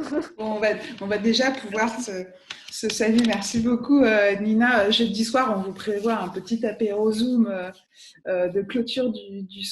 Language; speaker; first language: French; native; French